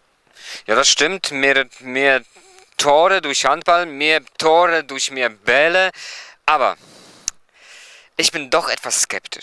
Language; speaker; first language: German; non-native, fluent; Polish